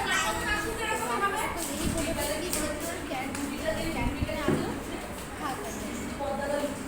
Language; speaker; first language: Hindi; native; Hindi